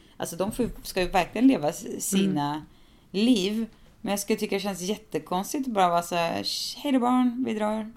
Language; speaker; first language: Swedish; native; Swedish